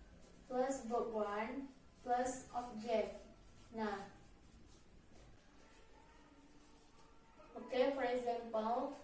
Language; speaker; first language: English; non-native, learner; Indonesian